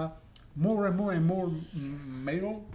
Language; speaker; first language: English; non-native, learner; French